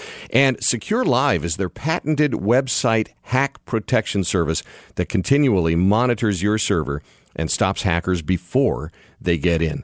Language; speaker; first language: English; native; English